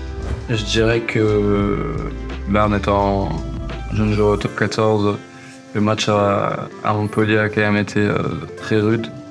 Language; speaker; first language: French; native; French